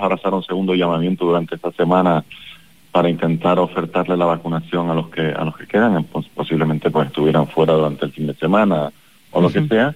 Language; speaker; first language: Spanish; native; Spanish